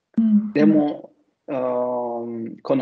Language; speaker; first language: Japanese; non-native, learner; Italian